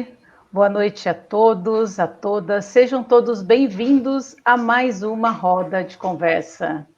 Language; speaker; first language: Portuguese; native; Portuguese